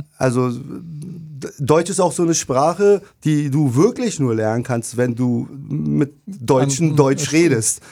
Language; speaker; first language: German; early bilingual, other home language; Turkish